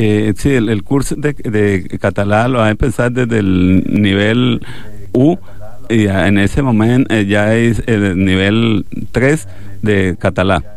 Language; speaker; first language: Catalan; non-native, learner; Spanish